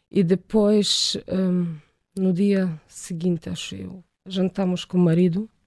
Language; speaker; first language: Portuguese; non-native, fluent; Ukrainian